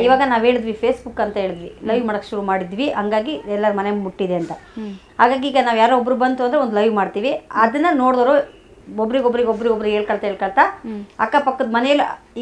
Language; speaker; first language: Kannada; native; Kannada